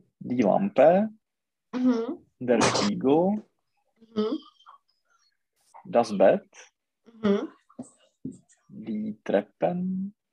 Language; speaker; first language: German; non-native, learner; Czech